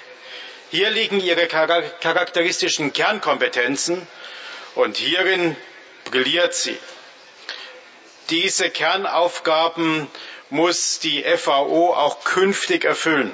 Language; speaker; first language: German; native; German